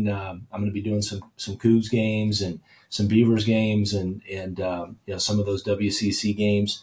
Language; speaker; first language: English; native; English